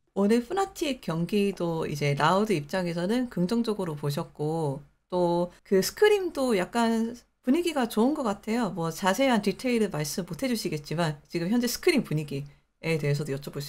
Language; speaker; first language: Korean; native; Korean